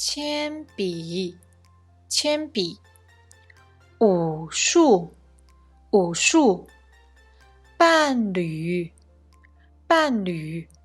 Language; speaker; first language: Chinese; native; Chinese